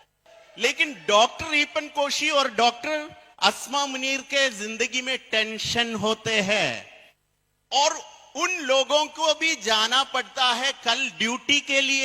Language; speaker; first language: Hindi; non-native, local second language; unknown